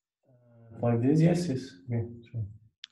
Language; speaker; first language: English; non-native, learner; Arabic